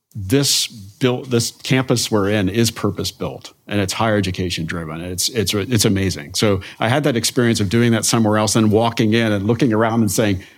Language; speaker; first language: English; native; English